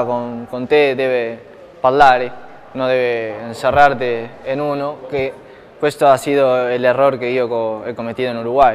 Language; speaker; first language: Italian; non-native, learner; Spanish